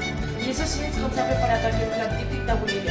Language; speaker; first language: Catalan; early bilingual, other home language; Spanish